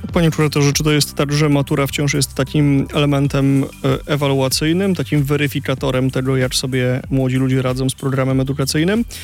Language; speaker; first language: Polish; native; Polish